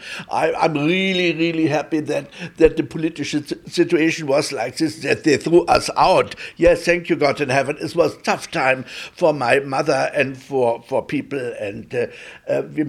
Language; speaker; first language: English; early bilingual, other home language; Polish